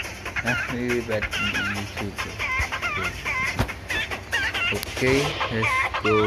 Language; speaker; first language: English; non-native, learner; Indonesian